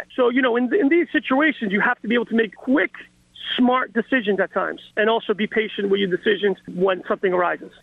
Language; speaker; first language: English; native; English